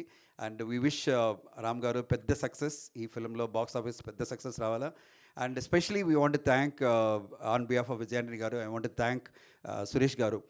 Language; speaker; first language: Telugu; non-native, learner; Tamil